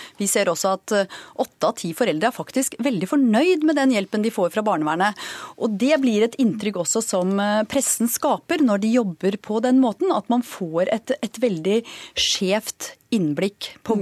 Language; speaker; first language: Norwegian; native; Norwegian